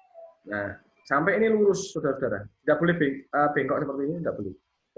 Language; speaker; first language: Indonesian; native; Indonesian